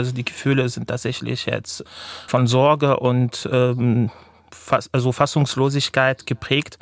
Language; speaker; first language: German; non-native, fluent; Arabic